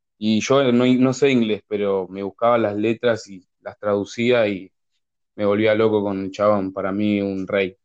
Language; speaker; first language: Spanish; native; Spanish